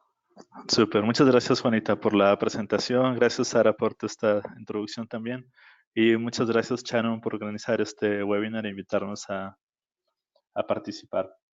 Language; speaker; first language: Spanish; native; Spanish